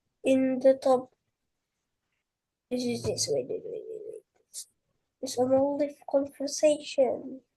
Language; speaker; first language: English; non-native, learner; Indonesian